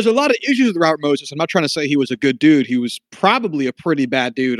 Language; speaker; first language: English; native; English